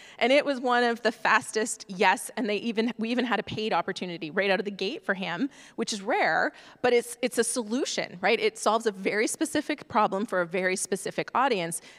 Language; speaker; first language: English; native; English